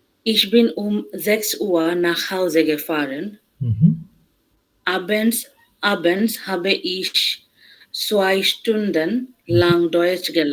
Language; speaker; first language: German; non-native, learner; Bangla